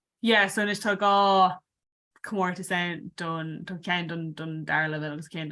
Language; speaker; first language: Irish; non-native, local second language; English